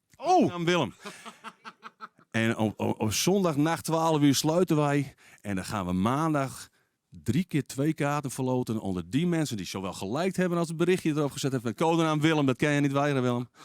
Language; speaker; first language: Dutch; non-native, local second language; Western Frisian